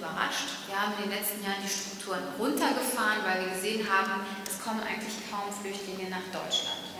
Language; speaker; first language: German; early bilingual, other home language; Turkish